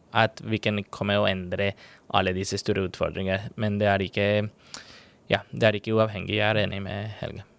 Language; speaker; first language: Norwegian; non-native, fluent; Spanish